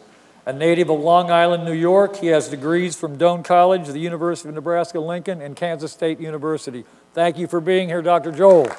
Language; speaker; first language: English; native; English